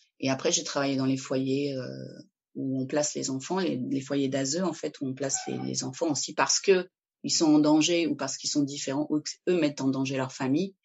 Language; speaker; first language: French; early bilingual, other home language; Spanish